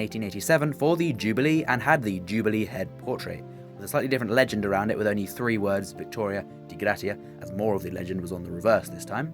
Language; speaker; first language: English; native; English